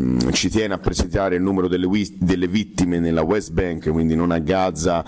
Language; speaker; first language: Italian; native; Italian